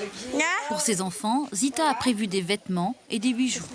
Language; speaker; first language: French; native; French